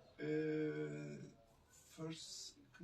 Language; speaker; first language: English; non-native, learner; Turkish